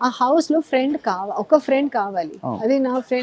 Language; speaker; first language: Telugu; non-native, learner; Hindi